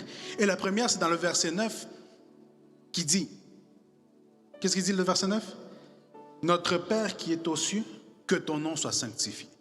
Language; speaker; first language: French; non-native, fluent; Spanish